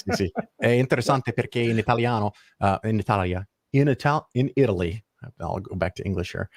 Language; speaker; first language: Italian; non-native, learner; English